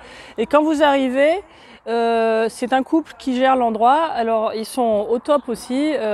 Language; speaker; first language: French; native; French